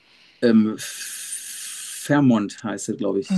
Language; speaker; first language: German; native; German